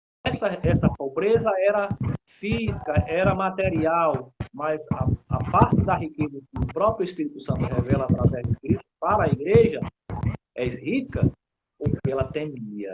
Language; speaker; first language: Portuguese; native; Portuguese